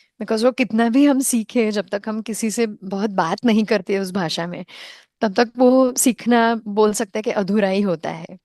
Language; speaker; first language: Hindi; non-native, local second language; Konkani